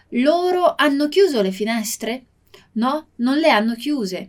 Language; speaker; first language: Italian; non-native, fluent; Portuguese